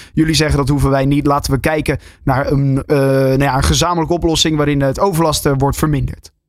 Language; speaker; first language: Dutch; native; Dutch